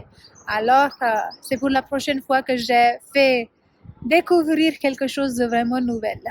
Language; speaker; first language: French; non-native, fluent; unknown